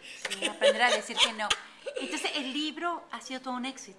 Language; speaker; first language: Spanish; native; Spanish